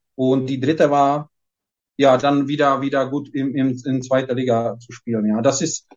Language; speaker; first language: German; non-native, fluent; Czech